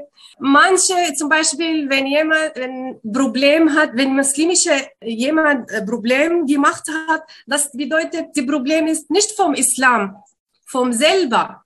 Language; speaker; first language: German; non-native, learner; Arabic